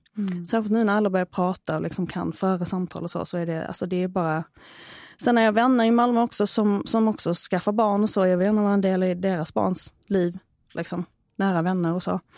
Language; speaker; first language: Swedish; native; Swedish